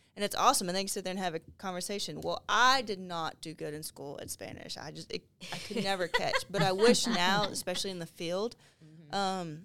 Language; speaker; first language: English; native; English